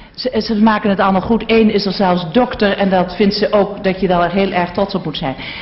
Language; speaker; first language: Dutch; native; Dutch